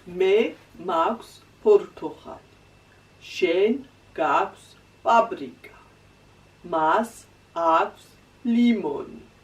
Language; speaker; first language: Georgian; non-native, learner; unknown